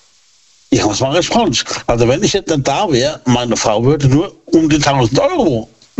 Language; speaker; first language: German; native; German